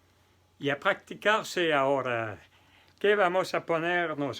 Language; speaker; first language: Spanish; non-native, fluent; French